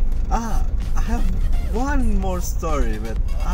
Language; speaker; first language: English; non-native, learner; Indonesian